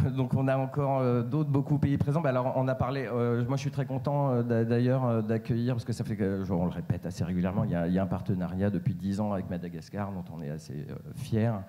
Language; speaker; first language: French; native; French